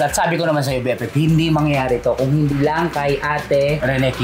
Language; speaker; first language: Filipino; native; Filipino